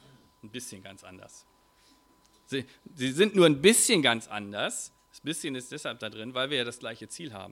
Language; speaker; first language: German; native; German